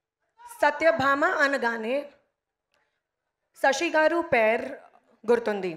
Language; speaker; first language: Telugu; non-native, learner; Hindi